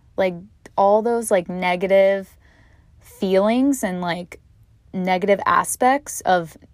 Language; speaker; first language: English; native; English